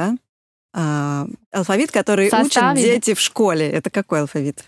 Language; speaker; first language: Russian; native; Russian